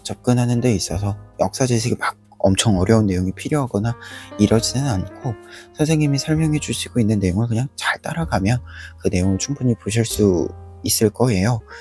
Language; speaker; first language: Korean; native; Korean